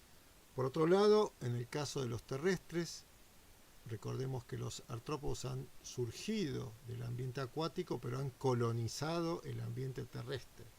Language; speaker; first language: Spanish; native; Spanish